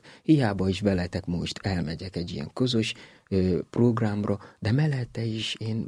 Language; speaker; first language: Hungarian; non-native, learner; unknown